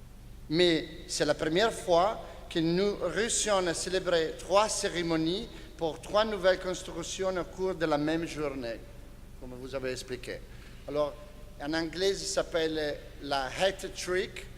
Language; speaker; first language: French; non-native, fluent; Italian